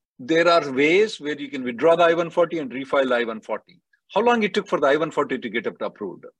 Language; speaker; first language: English; non-native, local second language; Telugu